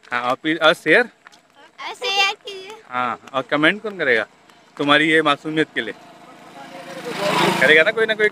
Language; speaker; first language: Hindi; native; Hindi